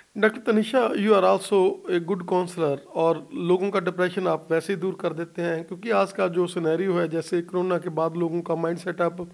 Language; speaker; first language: Hindi; non-native, local second language; Punjabi